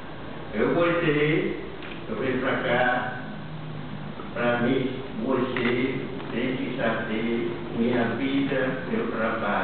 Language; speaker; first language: French; non-native, fluent; Portuguese